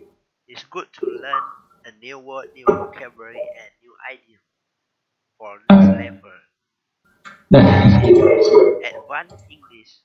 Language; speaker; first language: English; non-native, learner; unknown